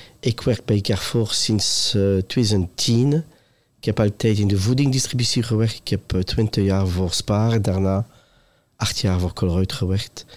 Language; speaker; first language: Dutch; non-native, local second language; French